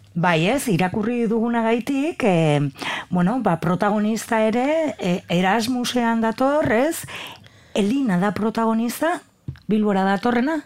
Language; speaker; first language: Basque; native; Basque